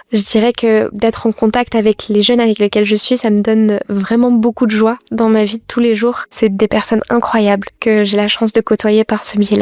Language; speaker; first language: French; native; French